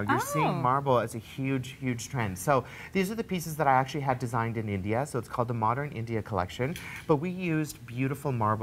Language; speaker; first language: English; native; English